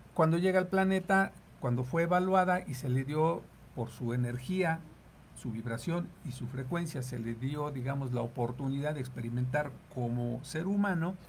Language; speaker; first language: Spanish; native; Spanish